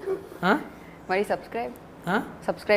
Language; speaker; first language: Telugu; non-native, fluent; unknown